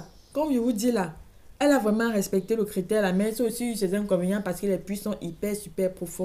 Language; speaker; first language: French; native; French